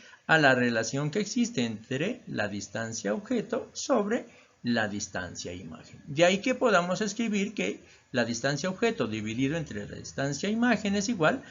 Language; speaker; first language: Spanish; native; Spanish